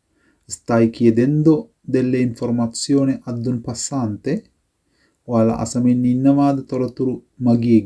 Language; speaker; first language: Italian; non-native, fluent; Sinhala